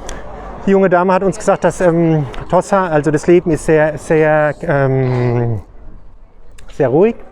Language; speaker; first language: German; native; German